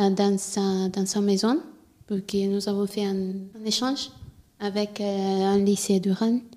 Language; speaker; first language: French; non-native, learner; Italian